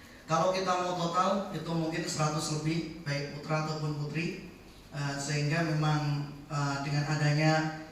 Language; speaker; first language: Indonesian; native; Indonesian